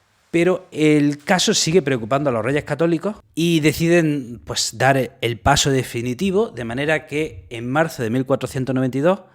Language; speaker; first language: Spanish; native; Spanish